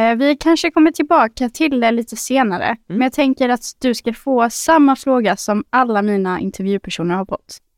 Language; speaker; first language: Swedish; early bilingual, other home language; Arabic